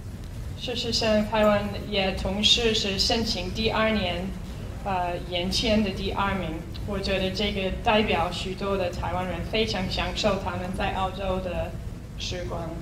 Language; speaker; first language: Chinese; non-native, fluent; English